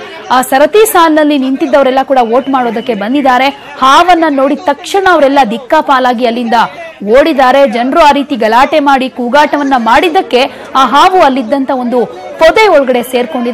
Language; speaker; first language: Kannada; native; Kannada